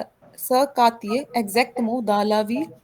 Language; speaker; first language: French; non-native, learner; Hindi